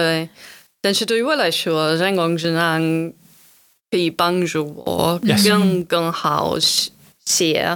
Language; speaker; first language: Chinese; non-native, fluent; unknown